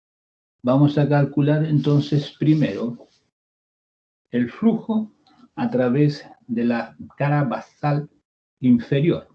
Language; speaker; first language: Spanish; native; Spanish